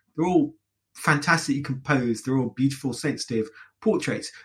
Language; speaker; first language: English; native; English